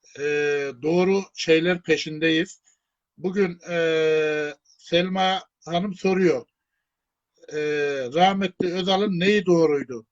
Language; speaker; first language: Turkish; native; Turkish